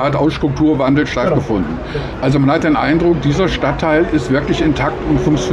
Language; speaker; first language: German; native; German